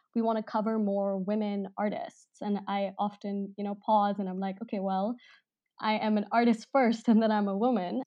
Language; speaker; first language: English; non-native, local second language; Hindi